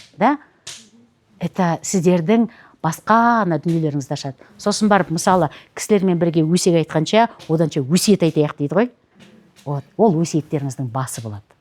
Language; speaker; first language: Kazakh; non-native, local second language; Russian